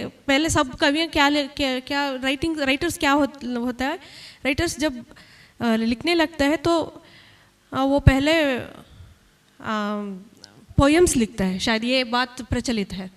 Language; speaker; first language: Hindi; non-native, local second language; Kannada